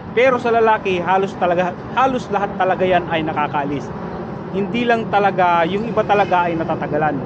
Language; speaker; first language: Filipino; non-native, local second language; Bikol